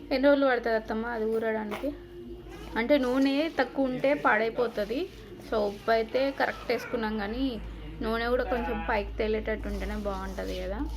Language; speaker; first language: Telugu; native; Telugu